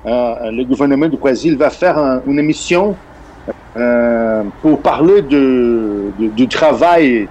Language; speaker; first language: French; non-native, fluent; Portuguese